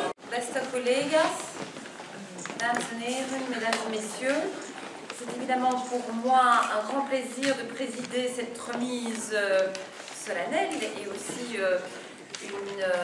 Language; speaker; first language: French; native; French